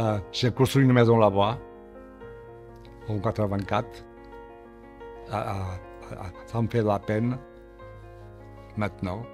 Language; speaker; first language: French; non-native, learner; Portuguese